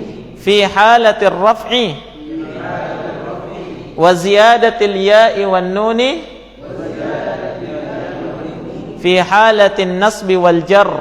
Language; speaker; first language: Arabic; non-native, fluent; Indonesian